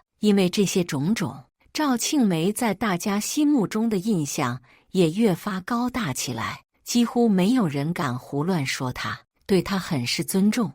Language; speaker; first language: Chinese; native; Chinese